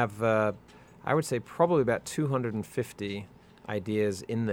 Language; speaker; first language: English; non-native, local second language; French